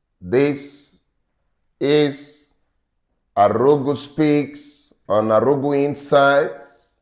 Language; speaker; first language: Nigerian Pidgin; native; Nigerian Pidgin